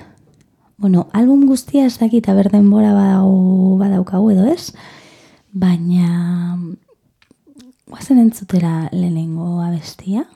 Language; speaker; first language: Basque; non-native, learner; Spanish